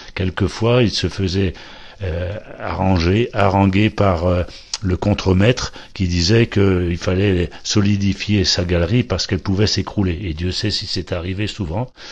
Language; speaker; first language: French; early bilingual, other home language; Polish